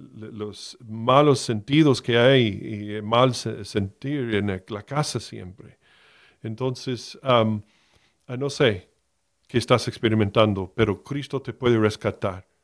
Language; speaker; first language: Spanish; non-native, fluent; English